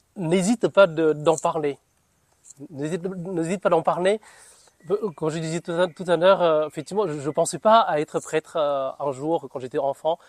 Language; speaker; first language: French; non-native, fluent; Vietnamese